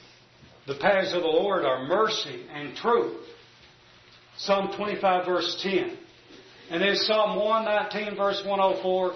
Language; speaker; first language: English; native; English